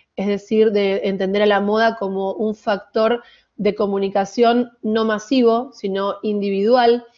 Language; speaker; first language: Spanish; native; Spanish